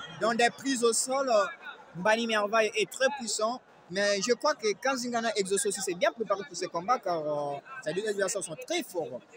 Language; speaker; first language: French; non-native, local second language; Lingala